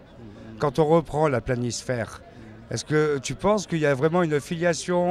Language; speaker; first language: French; native; French